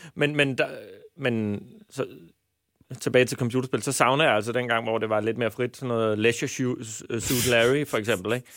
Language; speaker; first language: Danish; native; Danish